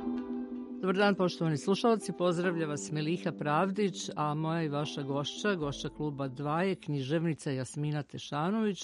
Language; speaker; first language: Serbian; native; Serbian